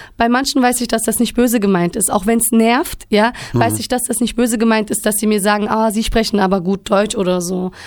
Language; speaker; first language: German; early bilingual, other home language; Turkish